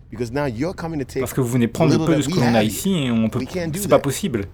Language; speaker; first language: French; non-native, fluent; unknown